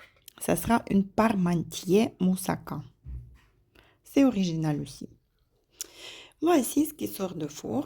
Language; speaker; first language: French; non-native, fluent; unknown